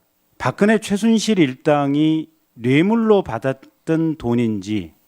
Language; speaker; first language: Korean; native; Korean